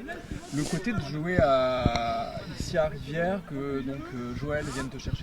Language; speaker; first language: French; native; French